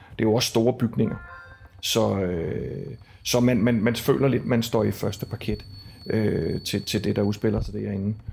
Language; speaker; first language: Danish; native; Danish